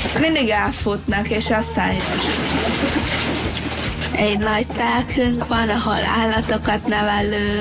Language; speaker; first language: Hungarian; early bilingual, heritage; Hungarian